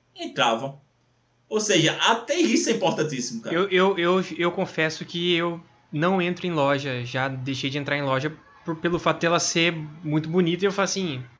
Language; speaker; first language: Portuguese; native; Portuguese